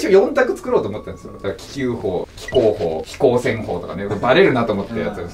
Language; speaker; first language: Japanese; native; Japanese